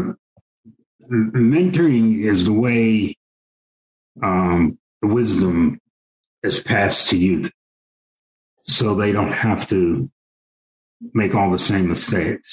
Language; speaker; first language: English; native; English